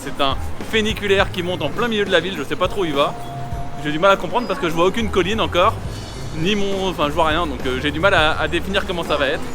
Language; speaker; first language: French; native; French